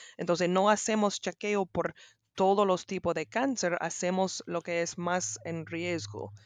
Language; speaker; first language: Spanish; non-native, learner; English